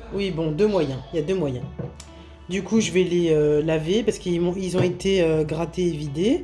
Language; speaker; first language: French; native; French